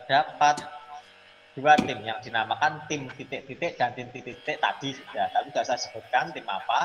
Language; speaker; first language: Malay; non-native, local second language; Javanese